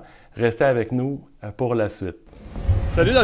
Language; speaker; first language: French; native; French